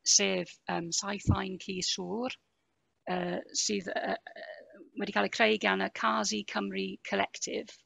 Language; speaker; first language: Welsh; non-native, fluent; English